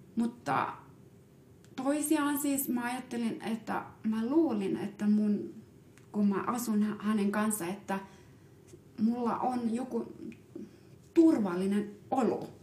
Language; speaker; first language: Finnish; early bilingual, other home language; Amharic